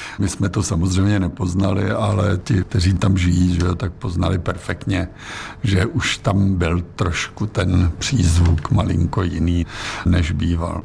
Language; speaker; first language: Czech; native; Czech